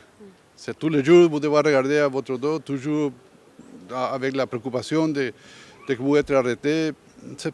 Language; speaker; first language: French; non-native, learner; Spanish